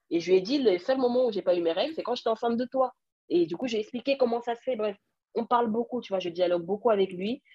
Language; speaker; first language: French; early bilingual, other home language; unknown